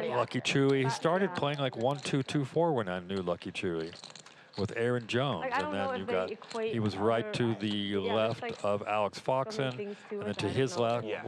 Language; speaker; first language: English; native; English